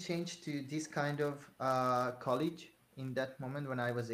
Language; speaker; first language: English; non-native, fluent; Hungarian